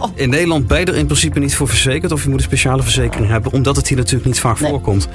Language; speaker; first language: Dutch; native; Dutch